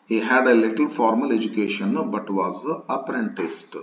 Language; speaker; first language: English; non-native, local second language; Kannada